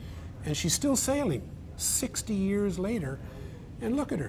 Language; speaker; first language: English; native; English